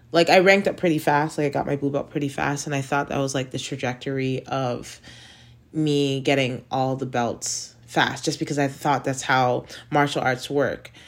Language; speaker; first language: English; native; English